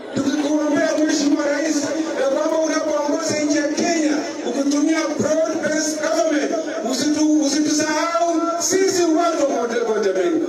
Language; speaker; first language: Swahili; non-native, local second language; Kalenjin